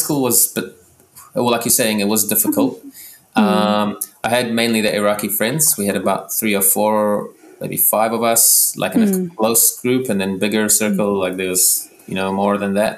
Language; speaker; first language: English; early bilingual, other home language; Arabic